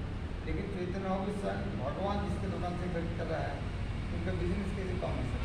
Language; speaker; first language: Hindi; non-native, local second language; Bangla